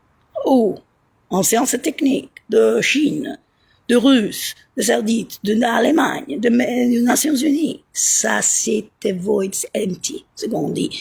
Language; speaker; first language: French; non-native, learner; Italian